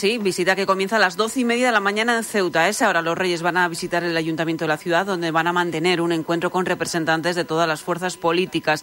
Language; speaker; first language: Spanish; native; Spanish